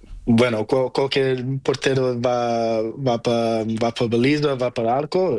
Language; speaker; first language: Spanish; non-native, learner; Portuguese